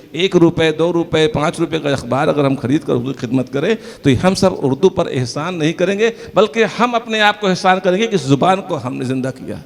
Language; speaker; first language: Urdu; native; Urdu